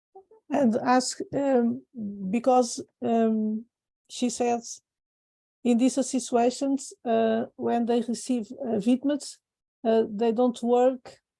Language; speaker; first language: English; non-native, fluent; Portuguese